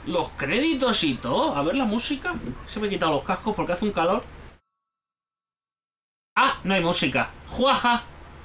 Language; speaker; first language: Spanish; native; Spanish